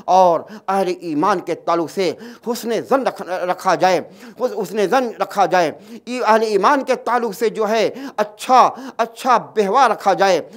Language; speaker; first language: Urdu; native; Urdu